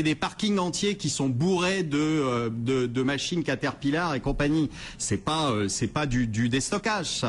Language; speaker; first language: French; native; French